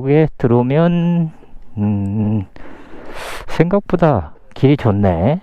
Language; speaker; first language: Korean; native; Korean